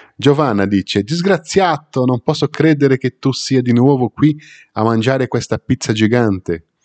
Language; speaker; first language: Italian; non-native, fluent; Portuguese